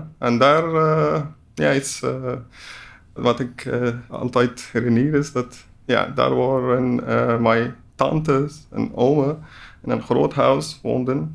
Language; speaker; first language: Dutch; non-native, learner; Persian